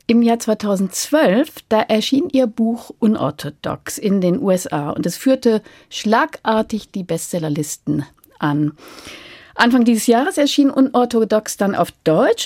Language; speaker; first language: German; native; German